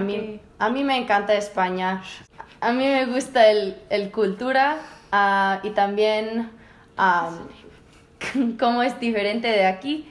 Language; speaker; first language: Spanish; early bilingual, heritage; Spanish